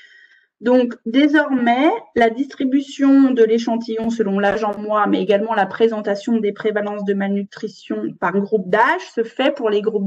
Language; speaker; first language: French; native; French